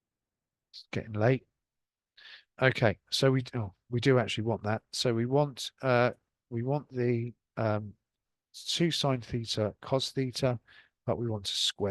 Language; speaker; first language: English; native; English